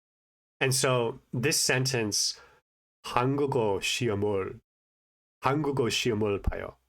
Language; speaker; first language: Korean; non-native, learner; English